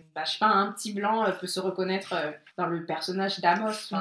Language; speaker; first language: French; native; French